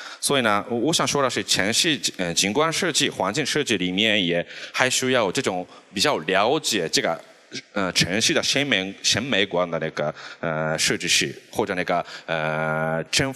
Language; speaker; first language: Chinese; non-native, fluent; Japanese